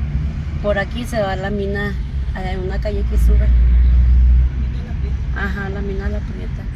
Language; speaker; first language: Spanish; native; Spanish